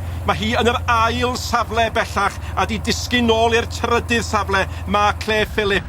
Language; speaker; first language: Welsh; native; Welsh